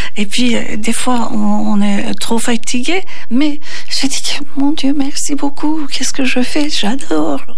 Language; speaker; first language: French; non-native, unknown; Turkish